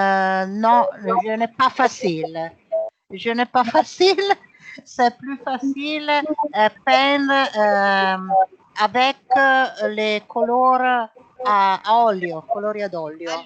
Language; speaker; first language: French; non-native, learner; Italian